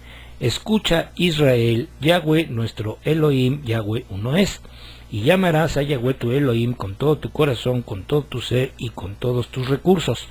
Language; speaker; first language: Spanish; native; Spanish